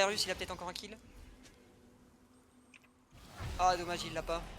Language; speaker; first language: French; native; French